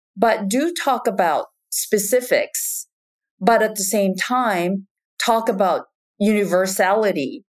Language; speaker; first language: English; non-native, fluent; Japanese